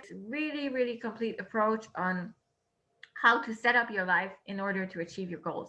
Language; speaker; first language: English; non-native, fluent; French